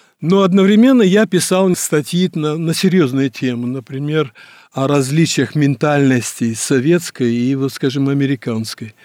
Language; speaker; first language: Russian; native; Russian